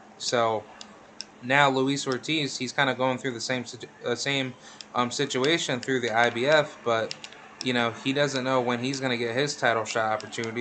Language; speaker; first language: English; native; English